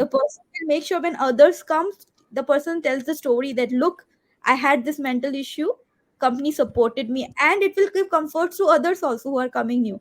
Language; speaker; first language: English; non-native, local second language; Hindi